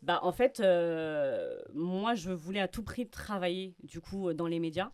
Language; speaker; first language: French; early bilingual, other home language; Fula